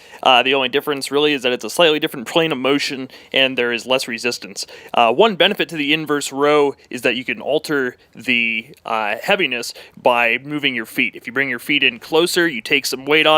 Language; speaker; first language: English; native; English